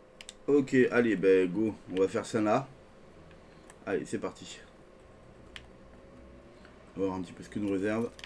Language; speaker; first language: French; native; French